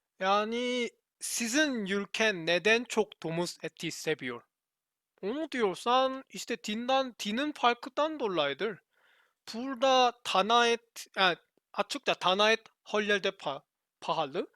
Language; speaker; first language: Turkish; non-native, learner; Korean